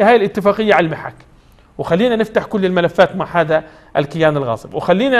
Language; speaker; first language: Arabic; native; Arabic